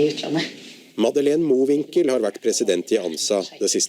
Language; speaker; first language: Norwegian; native; Norwegian